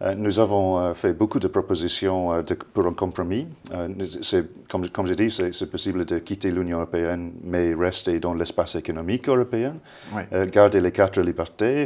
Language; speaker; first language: French; non-native, fluent; English